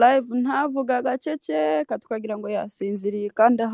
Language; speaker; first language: Kinyarwanda; native; Kinyarwanda